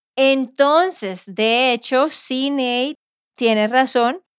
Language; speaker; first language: Spanish; native; Spanish